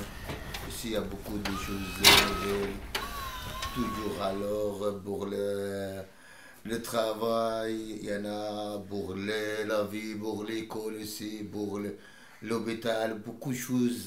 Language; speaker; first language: French; non-native, learner; Arabic